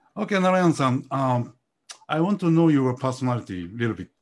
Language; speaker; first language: English; non-native, fluent; Japanese